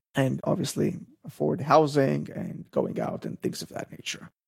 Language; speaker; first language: English; non-native, fluent; Hebrew